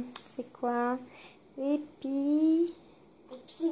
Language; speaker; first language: French; native; French